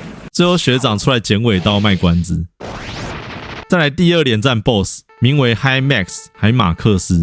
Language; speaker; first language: Chinese; native; Chinese